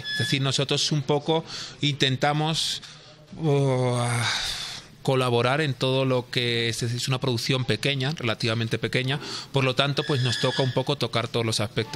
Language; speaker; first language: Spanish; native; Spanish